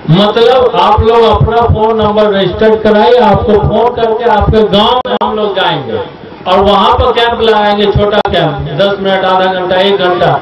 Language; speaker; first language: Hindi; native; Hindi